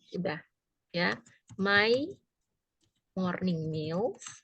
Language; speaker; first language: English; non-native, fluent; Indonesian